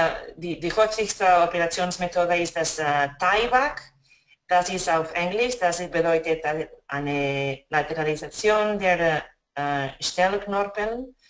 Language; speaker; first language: German; non-native, fluent; Spanish